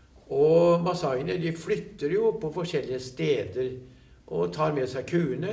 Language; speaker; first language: Norwegian; native; Norwegian